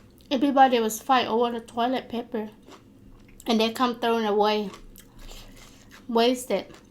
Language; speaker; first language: English; non-native, learner; Thai